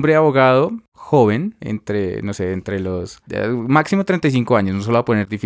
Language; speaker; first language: Spanish; native; Spanish